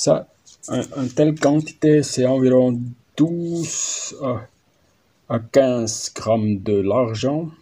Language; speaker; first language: French; non-native, learner; German